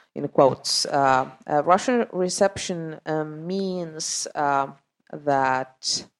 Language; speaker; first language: English; non-native, fluent; Finnish